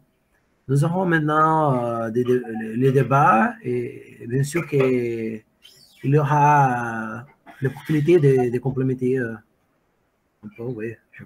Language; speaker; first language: French; non-native, fluent; Portuguese